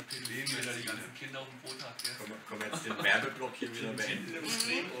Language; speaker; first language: German; native; German